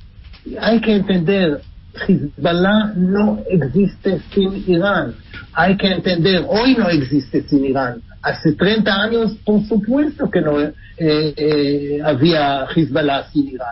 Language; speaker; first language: Spanish; non-native, fluent; Hebrew